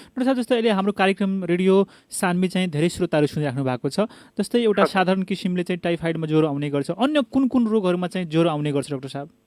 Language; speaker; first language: Nepali; non-native, local second language; Bhojpuri